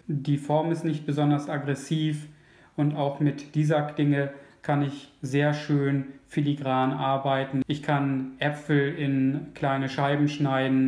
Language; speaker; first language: German; native; German